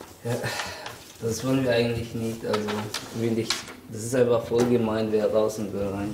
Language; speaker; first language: German; non-native, learner; Somali